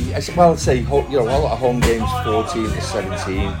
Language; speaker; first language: English; native; English